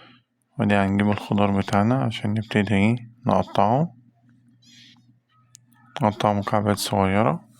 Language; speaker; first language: Arabic; native; Arabic